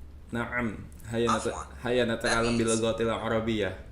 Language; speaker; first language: Arabic; non-native, learner; Indonesian